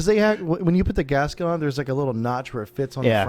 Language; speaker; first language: English; native; English